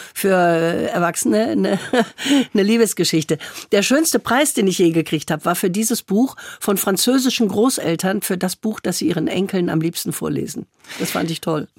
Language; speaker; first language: German; native; German